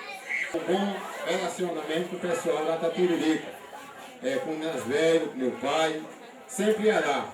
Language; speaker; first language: Portuguese; native; Portuguese